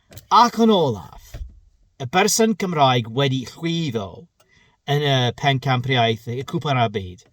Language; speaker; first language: Welsh; non-native, learner; English